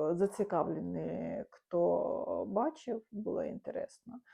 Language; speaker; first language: Ukrainian; non-native, local second language; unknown